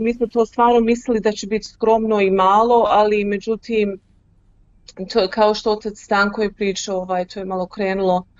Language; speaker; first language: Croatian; early bilingual, heritage; Croatian